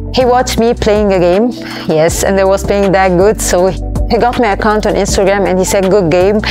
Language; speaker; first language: English; non-native, fluent; Arabic